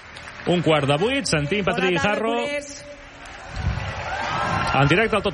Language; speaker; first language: Catalan; native; Catalan